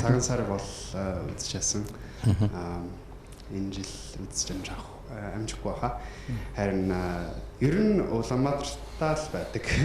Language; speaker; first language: Mongolian; non-native, fluent; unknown